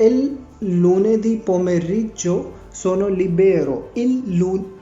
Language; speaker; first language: Italian; non-native, fluent; Urdu